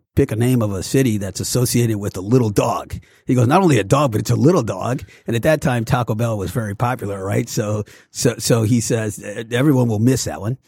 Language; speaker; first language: English; early bilingual, other home language; Spanish